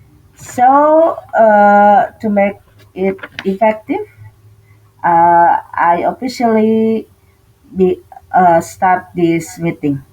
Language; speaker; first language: English; non-native, fluent; Indonesian